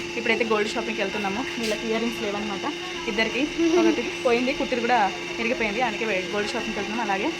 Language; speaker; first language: Telugu; native; Telugu